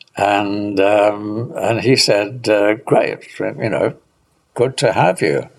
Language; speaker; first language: English; native; English